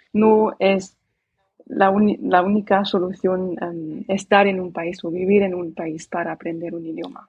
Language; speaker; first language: Spanish; non-native, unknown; Dutch